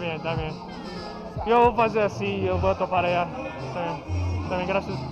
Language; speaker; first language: Spanish; non-native, learner; English